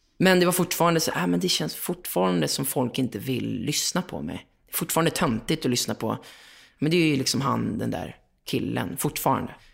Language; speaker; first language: Swedish; native; Swedish